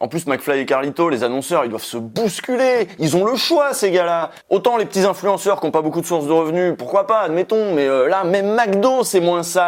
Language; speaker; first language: French; native; French